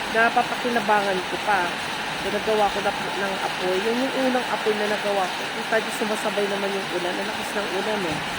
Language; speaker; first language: Filipino; non-native, local second language; Cebuano